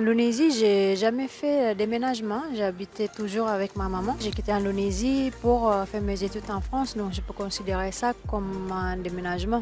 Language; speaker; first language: French; non-native, fluent; Indonesian